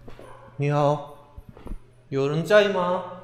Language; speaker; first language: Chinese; non-native, learner; Korean